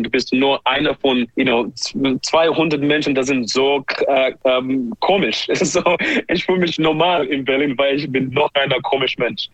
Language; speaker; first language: German; non-native, learner; English